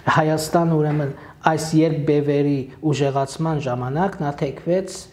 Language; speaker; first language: Armenian; early bilingual, heritage; Armenian